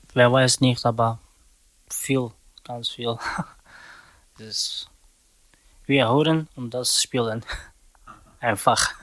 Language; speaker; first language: German; non-native, learner; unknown